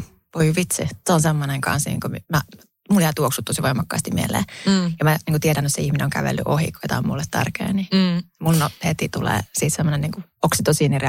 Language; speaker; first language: Finnish; native; Finnish